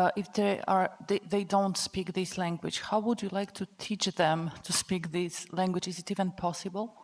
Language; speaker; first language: English; non-native, fluent; Polish